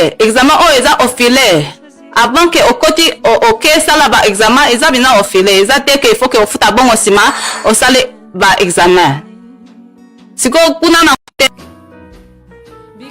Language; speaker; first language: Lingala; non-native, fluent; Chinese